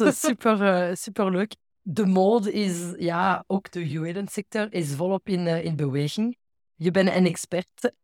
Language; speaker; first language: Dutch; non-native, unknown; French